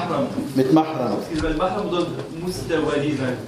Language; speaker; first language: German; non-native, learner; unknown